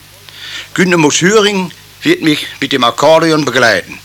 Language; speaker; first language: German; native; German